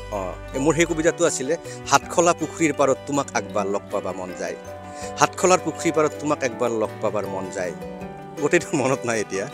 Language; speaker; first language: Assamese; native; Assamese